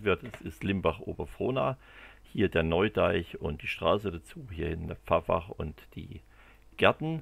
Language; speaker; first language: German; native; German